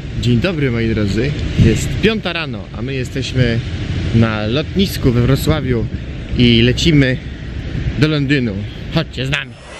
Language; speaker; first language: Polish; native; Polish